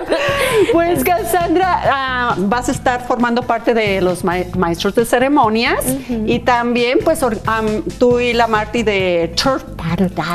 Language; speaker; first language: Spanish; native; Spanish